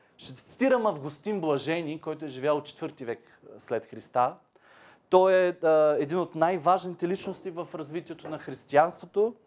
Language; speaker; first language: Bulgarian; native; Bulgarian